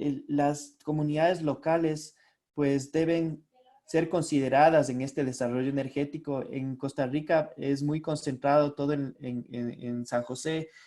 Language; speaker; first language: Spanish; native; Spanish